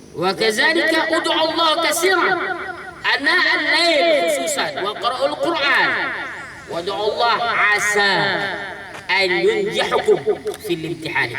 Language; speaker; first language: Arabic; non-native, fluent; Indonesian